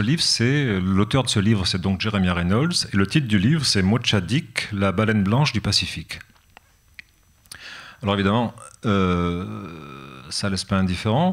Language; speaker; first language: French; native; French